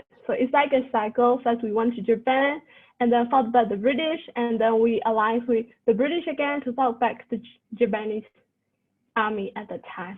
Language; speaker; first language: English; non-native, fluent; Burmese